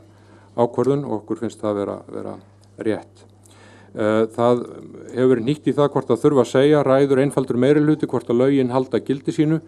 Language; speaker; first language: Icelandic; native; Icelandic